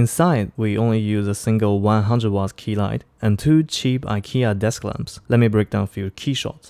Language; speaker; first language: English; non-native, fluent; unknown